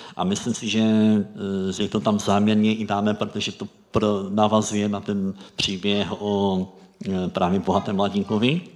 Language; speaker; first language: Czech; native; Czech